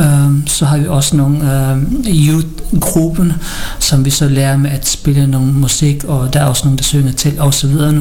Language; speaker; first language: Danish; non-native, fluent; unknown